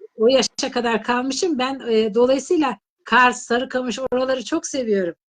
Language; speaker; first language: Turkish; native; Turkish